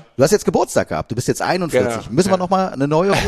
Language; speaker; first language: German; native; German